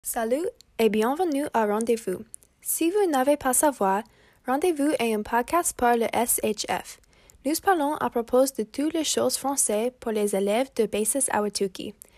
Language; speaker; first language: French; non-native, learner; English